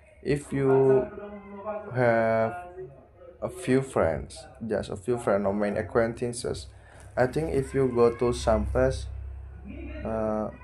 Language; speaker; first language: English; non-native, learner; Indonesian